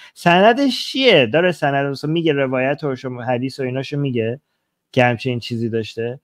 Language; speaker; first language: Persian; native; Persian